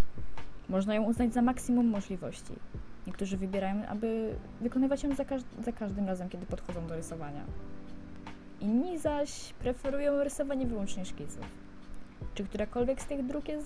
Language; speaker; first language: Polish; native; Polish